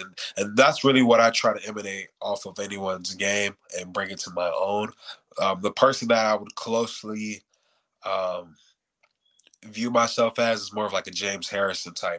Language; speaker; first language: English; native; English